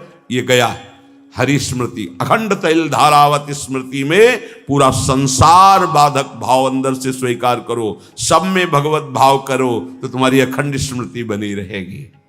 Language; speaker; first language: Hindi; native; Hindi